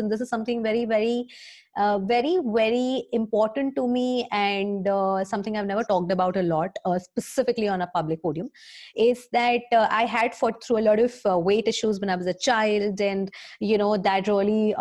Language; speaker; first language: English; non-native, local second language; Hindi